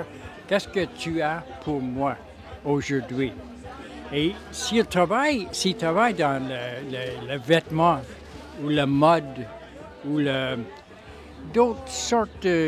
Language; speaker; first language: French; non-native, local second language; English